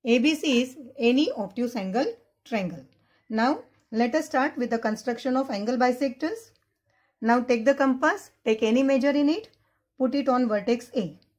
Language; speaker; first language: English; non-native, local second language; Marathi